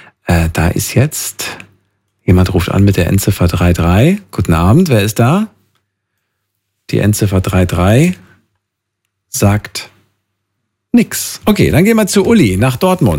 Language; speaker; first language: German; native; German